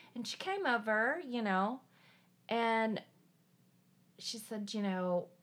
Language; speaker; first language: English; native; English